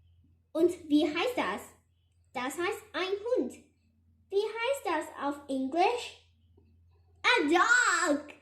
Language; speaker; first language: German; non-native, learner; Vietnamese